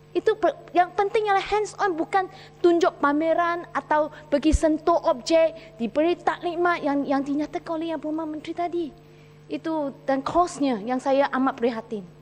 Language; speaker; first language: Malay; non-native, local second language; Chinese